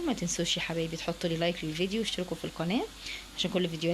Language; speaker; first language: Arabic; native; Arabic